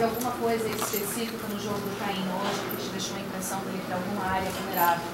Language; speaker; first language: Portuguese; native; Portuguese